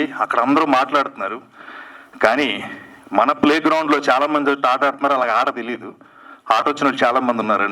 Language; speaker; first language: Telugu; native; Telugu